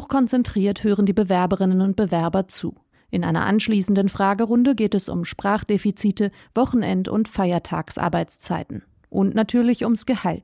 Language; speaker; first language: German; native; German